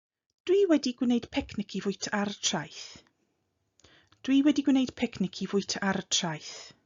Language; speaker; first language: Welsh; non-native, fluent; English